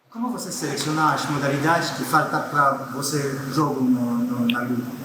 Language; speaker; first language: Portuguese; non-native, learner; French